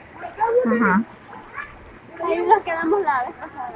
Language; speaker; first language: Spanish; native; Spanish